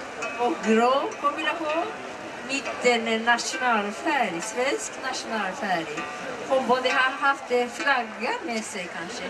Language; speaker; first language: Swedish; non-native, learner; Japanese